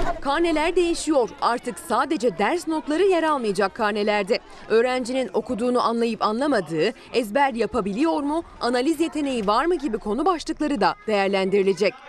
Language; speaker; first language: Turkish; native; Turkish